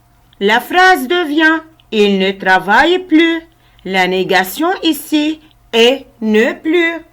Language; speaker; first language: French; non-native, local second language; Arabic